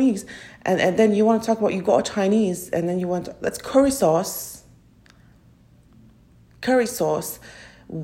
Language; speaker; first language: English; native; English